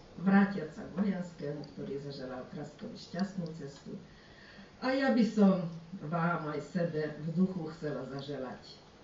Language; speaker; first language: Slovak; early bilingual, heritage; Slovak